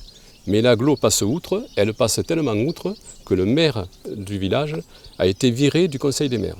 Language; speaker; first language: French; native; French